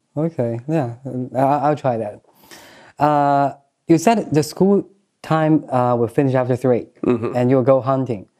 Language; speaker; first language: English; non-native, fluent; Chinese